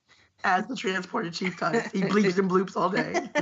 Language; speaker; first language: English; native; English